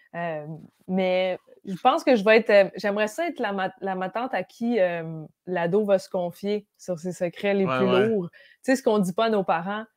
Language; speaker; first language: French; native; French